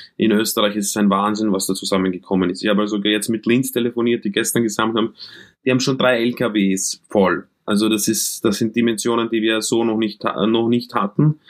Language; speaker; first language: German; early bilingual, other home language; Croatian